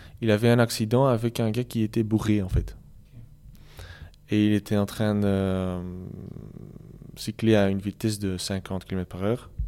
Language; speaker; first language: French; non-native, local second language; Dutch